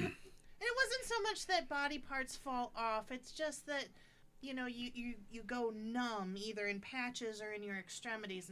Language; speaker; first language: English; native; English